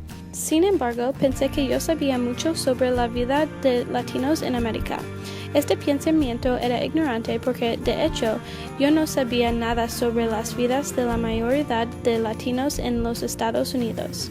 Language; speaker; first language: Spanish; early bilingual, heritage; English